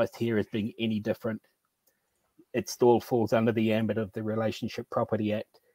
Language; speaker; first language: English; native; English